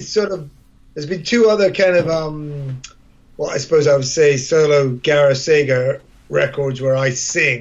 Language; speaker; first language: English; native; English